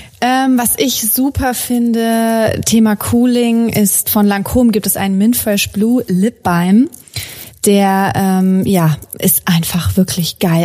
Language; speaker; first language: German; native; German